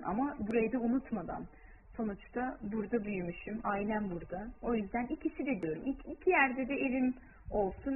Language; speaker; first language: Turkish; early bilingual, heritage; Turkish